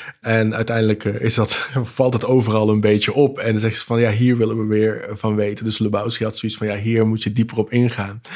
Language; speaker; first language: Dutch; non-native, local second language; Papiamento